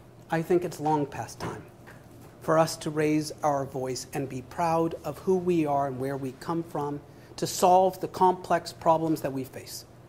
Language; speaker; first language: English; early bilingual, other home language; Spanish